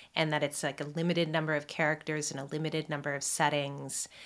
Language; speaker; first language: English; native; English